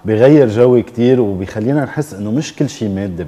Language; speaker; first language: Arabic; native; Arabic